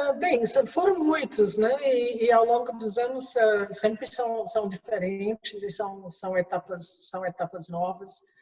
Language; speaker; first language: Portuguese; non-native, fluent; English